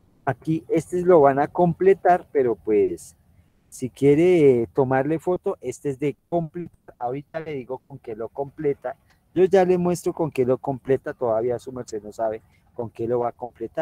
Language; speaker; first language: Spanish; native; Spanish